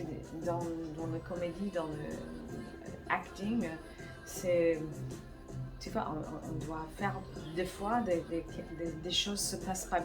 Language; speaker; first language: French; non-native, fluent; English